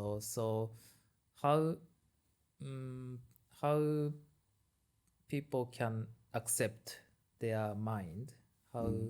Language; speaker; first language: English; non-native, learner; Japanese